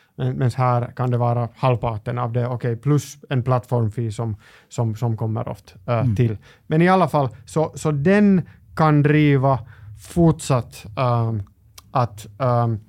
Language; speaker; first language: Swedish; non-native, local second language; Finnish